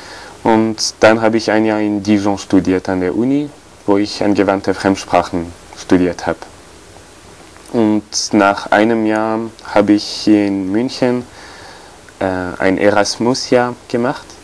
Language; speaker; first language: German; non-native, fluent; French